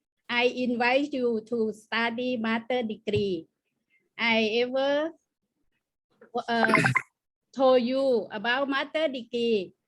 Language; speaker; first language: English; non-native, learner; Thai